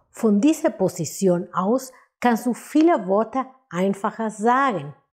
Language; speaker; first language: German; non-native, fluent; Spanish